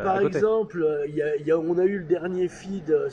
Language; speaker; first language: French; native; French